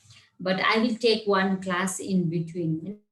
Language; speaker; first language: English; non-native, local second language; Nepali